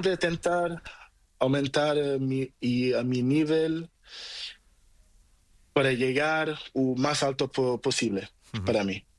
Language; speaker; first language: Spanish; non-native, learner; Portuguese